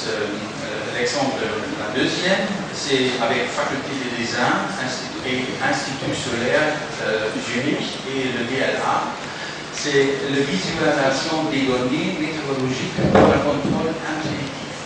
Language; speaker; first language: French; non-native, fluent; German